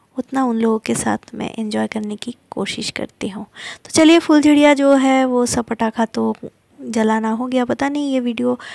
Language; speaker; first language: Hindi; non-native, local second language; Bangla